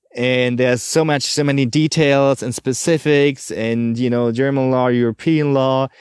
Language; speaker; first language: English; non-native, fluent; German